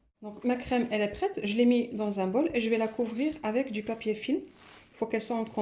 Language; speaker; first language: French; non-native, local second language; Arabic